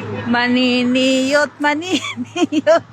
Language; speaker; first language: Filipino; non-native, local second language; Cebuano